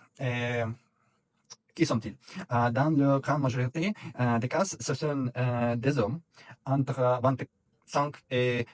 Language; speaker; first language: French; non-native, fluent; Russian